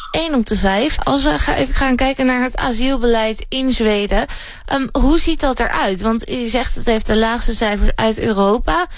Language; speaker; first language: Dutch; native; Dutch